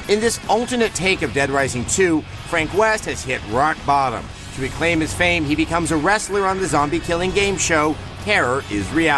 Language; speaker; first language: English; native; English